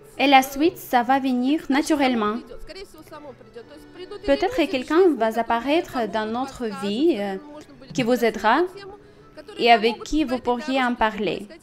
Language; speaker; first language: French; non-native, fluent; Russian